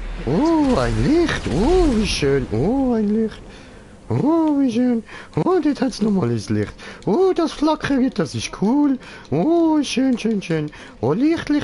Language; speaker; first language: German; native; German